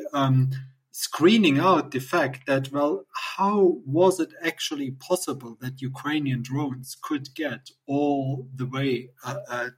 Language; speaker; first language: English; non-native, fluent; German